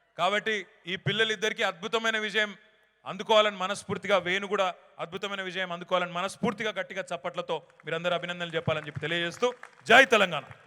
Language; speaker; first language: Telugu; native; Telugu